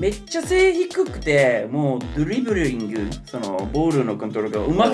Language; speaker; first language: Japanese; non-native, fluent; English